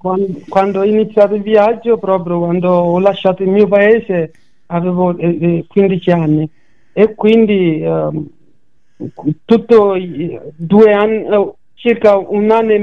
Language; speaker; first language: Italian; non-native, fluent; Bambara